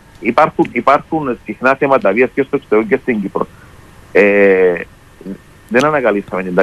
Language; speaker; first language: Greek; native; Greek